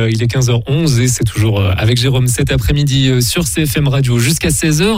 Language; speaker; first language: French; native; French